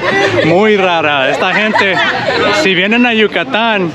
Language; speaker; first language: Spanish; early bilingual, heritage; Spanish